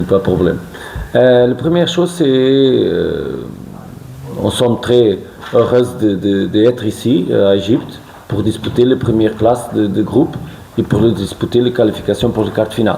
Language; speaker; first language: French; non-native, fluent; Portuguese